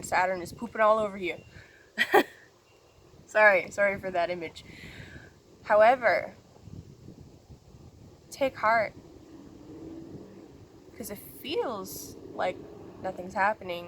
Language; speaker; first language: English; native; English